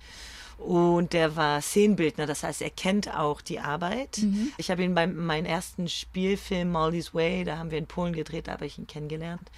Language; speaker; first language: German; early bilingual, other home language; French